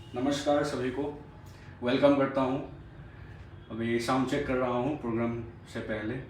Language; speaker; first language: Hindi; non-native, local second language; Assamese